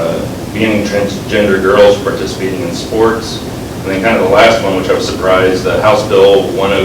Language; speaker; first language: English; native; English